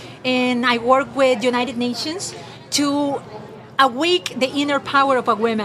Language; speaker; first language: English; non-native, fluent; Spanish